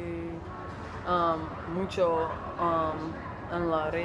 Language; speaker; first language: Spanish; non-native, learner; English